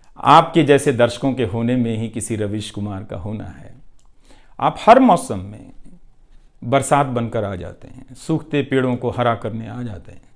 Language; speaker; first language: Hindi; non-native, local second language; Bhojpuri